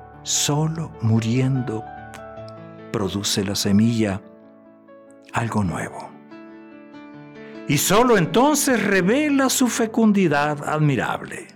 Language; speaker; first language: Spanish; native; Spanish